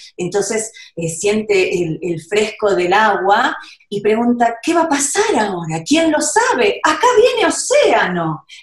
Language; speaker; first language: English; non-native, learner; Spanish